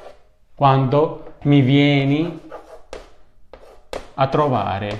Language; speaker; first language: Italian; non-native, learner; Urdu